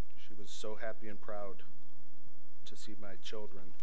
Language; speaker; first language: English; native; English